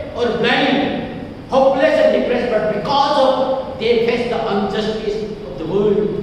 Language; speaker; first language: English; non-native, local second language; Gujarati